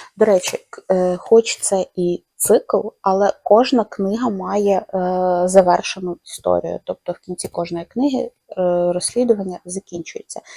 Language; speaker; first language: Ukrainian; non-native, local second language; Russian